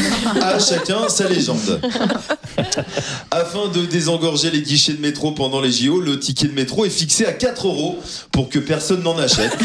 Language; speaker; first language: French; native; French